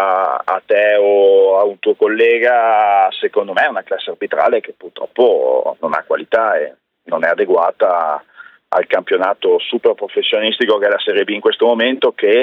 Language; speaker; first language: Italian; native; Italian